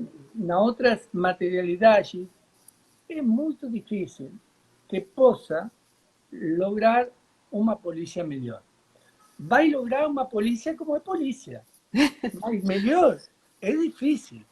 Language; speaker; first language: Portuguese; non-native, learner; Spanish